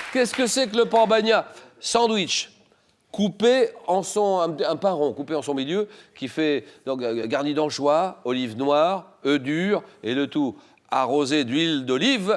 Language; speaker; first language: French; native; French